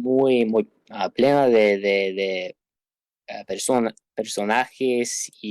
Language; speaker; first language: Spanish; non-native, learner; English